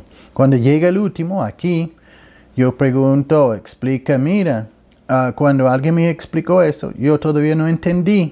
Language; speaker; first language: Spanish; non-native, learner; English